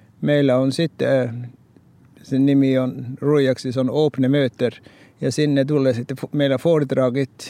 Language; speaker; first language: Finnish; early bilingual, heritage; Norwegian